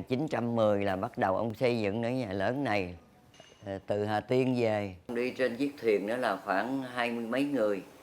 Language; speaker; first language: Vietnamese; native; Vietnamese